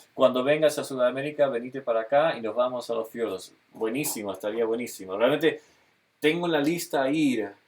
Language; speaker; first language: Spanish; early bilingual, heritage; Spanish